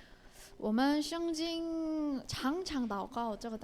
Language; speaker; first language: Chinese; non-native, learner; Korean